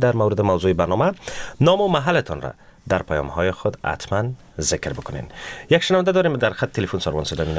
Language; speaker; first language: Persian; native; Persian